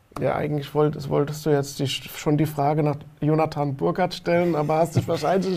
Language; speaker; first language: German; native; German